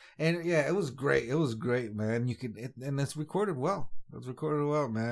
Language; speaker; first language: English; native; English